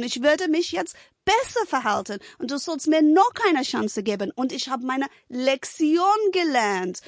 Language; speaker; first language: German; non-native, fluent; English